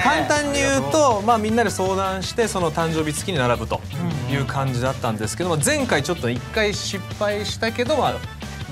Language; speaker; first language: Japanese; native; Japanese